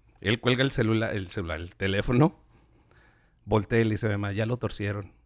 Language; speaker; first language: Spanish; native; Spanish